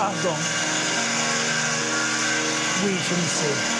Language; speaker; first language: French; non-native, learner; Spanish